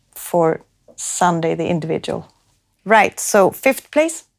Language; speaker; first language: English; non-native, fluent; Swedish